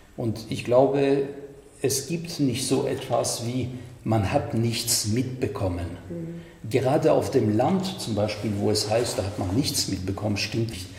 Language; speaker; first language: German; non-native, fluent; French